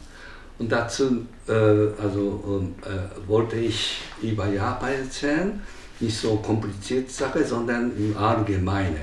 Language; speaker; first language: German; non-native, fluent; Japanese